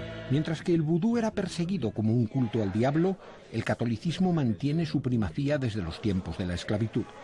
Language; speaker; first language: Spanish; native; Spanish